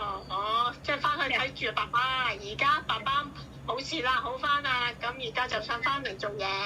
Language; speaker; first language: Chinese; non-native, learner; Indonesian